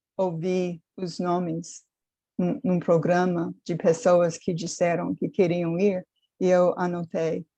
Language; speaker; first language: Portuguese; non-native, fluent; English